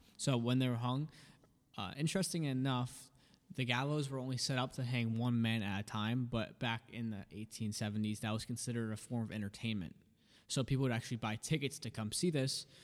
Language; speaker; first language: English; native; English